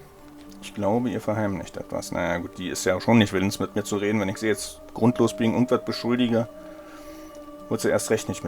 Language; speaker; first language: German; native; German